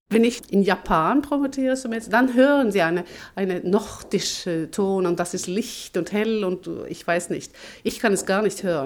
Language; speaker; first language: German; non-native, fluent; Norwegian